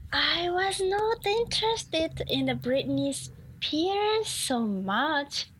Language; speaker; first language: English; non-native, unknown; Japanese